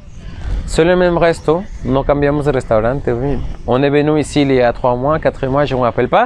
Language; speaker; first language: French; non-native, fluent; Spanish